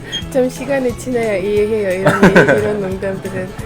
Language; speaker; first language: Korean; non-native, fluent; Uzbek